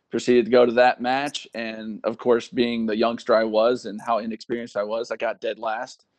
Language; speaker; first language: English; native; English